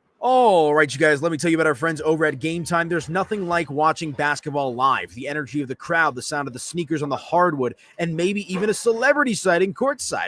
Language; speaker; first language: English; native; English